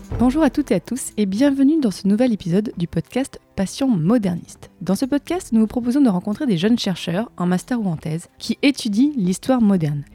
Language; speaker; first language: French; native; French